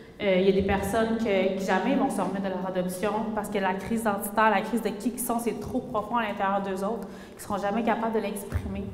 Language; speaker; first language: French; early bilingual, other home language; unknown